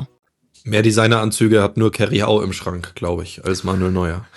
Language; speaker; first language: German; native; German